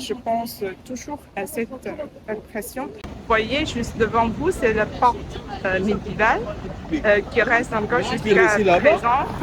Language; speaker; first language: French; non-native, learner; Vietnamese